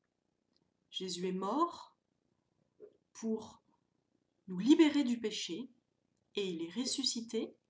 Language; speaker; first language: French; native; French